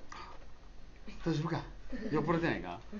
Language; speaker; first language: Japanese; native; Japanese